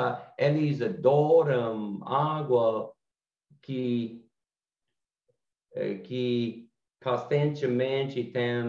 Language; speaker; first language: Portuguese; non-native, learner; English